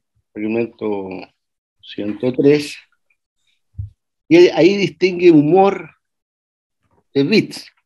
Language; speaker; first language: Spanish; native; Spanish